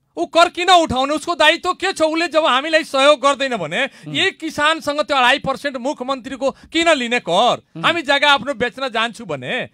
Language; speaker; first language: Nepali; non-native, local second language; Bhojpuri